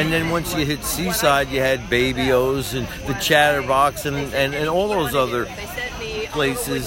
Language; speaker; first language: English; native; English